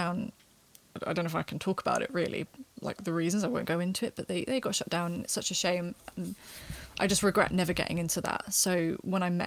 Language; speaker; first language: English; native; English